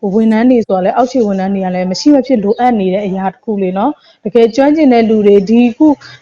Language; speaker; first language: Burmese; native; Burmese